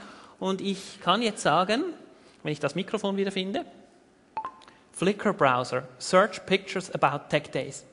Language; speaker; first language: German; native; German